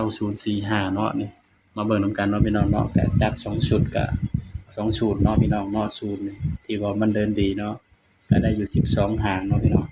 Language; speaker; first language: Thai; non-native, local second language; Northeastern Thai